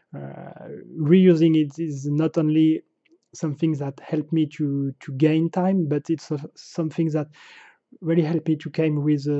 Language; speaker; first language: English; non-native, fluent; French